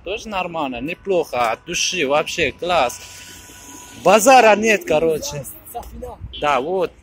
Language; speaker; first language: Russian; non-native, fluent; Tajik